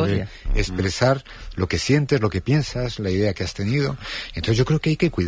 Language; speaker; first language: Spanish; native; Spanish